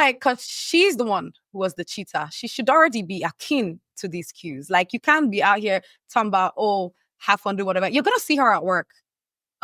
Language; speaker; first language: English; native; English